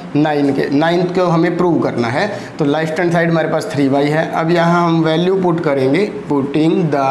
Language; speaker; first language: Hindi; native; Hindi